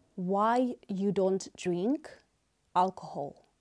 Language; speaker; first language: English; non-native, local second language; Xhosa